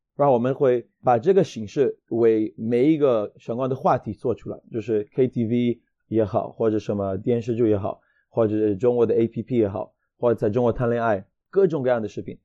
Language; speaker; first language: Chinese; non-native, fluent; Hebrew